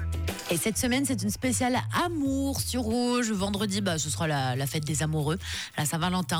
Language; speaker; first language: French; native; French